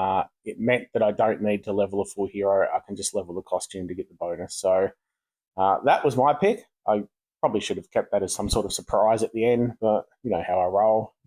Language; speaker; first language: English; native; English